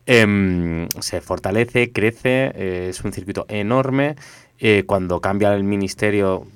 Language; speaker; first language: Spanish; non-native, local second language; Catalan